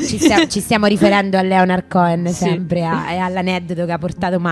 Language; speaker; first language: Italian; native; Italian